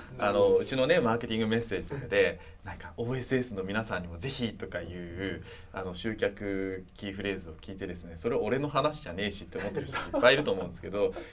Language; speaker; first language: Japanese; native; Japanese